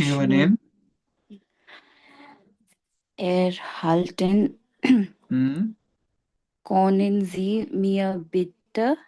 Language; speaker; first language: German; non-native, learner; Nepali